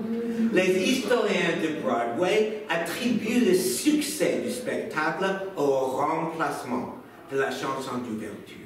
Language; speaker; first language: French; non-native, fluent; English